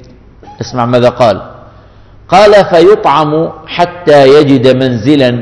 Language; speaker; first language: Arabic; native; Arabic